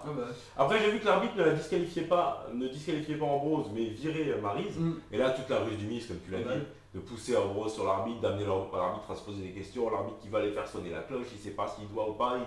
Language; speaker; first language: French; native; French